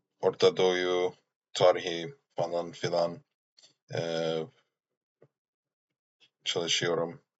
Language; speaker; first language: Turkish; non-native, learner; English